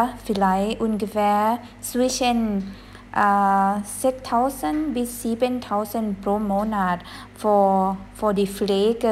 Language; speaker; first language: German; non-native, fluent; Thai